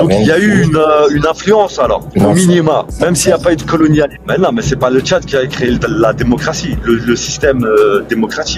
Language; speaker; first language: French; early bilingual, other home language; Turkish